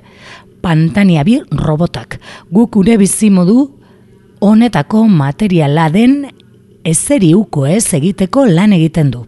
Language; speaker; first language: Basque; native; Basque